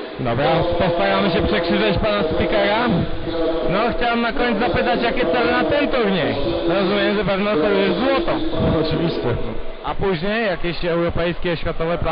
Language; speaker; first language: Polish; native; Polish